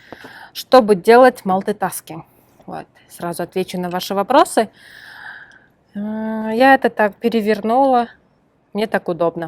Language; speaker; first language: Russian; non-native, local second language; Kyrgyz